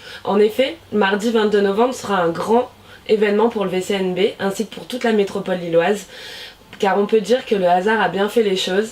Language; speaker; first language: French; native; French